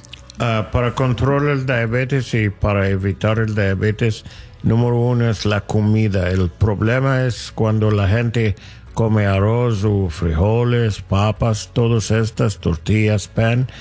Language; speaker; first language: Spanish; non-native, learner; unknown